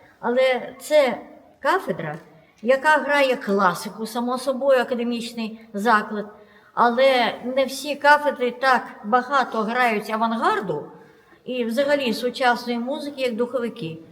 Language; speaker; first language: Ukrainian; non-native, local second language; Russian